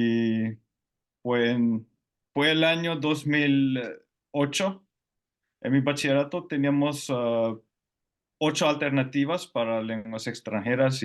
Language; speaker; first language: Spanish; non-native, fluent; Finnish